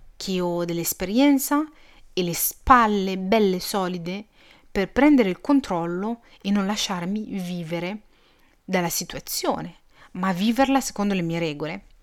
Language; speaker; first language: Italian; early bilingual, other home language; Arabic